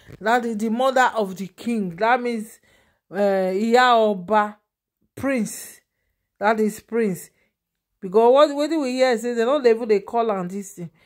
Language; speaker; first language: Nigerian Pidgin; non-native, local second language; Yoruba